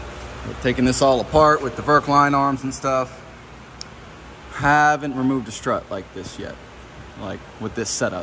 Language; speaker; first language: English; native; English